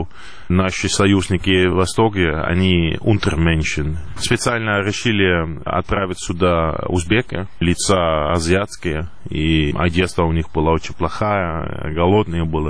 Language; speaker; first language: Russian; non-native, fluent; Dutch